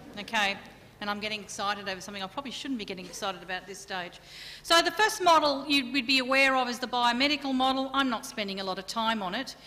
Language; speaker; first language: English; native; English